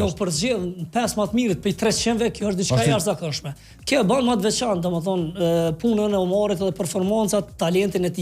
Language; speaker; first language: Albanian; native; Albanian